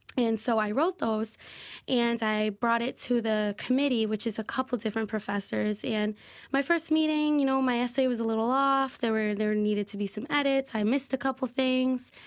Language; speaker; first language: English; native; English